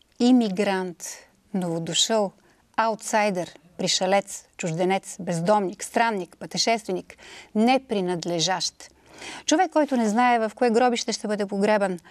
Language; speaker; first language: Bulgarian; native; Bulgarian